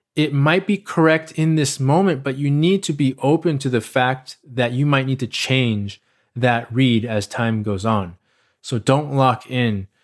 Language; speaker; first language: English; native; English